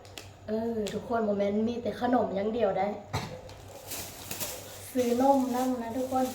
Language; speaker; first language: Thai; non-native, local second language; Lao